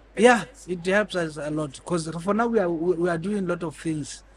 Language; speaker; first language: English; non-native, local second language; Tswana